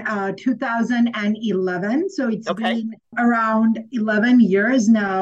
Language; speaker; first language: English; non-native, local second language; Sinhala